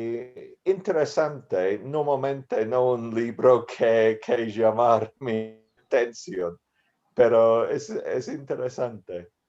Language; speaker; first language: Spanish; non-native, learner; English